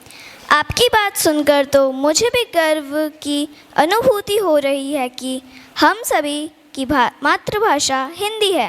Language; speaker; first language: Hindi; native; Hindi